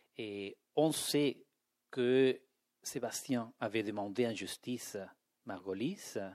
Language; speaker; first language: French; non-native, fluent; Spanish